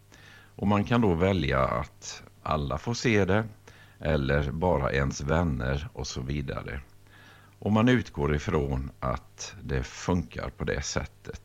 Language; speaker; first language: Swedish; native; Swedish